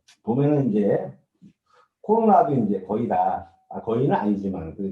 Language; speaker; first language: Korean; native; Korean